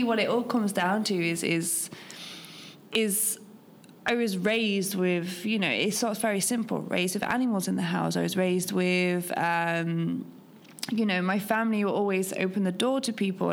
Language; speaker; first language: English; native; English